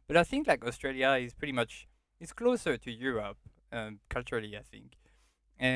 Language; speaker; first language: English; non-native, fluent; French